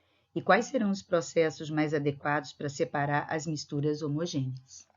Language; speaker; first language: Portuguese; native; Portuguese